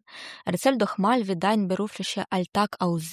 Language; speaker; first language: German; native; German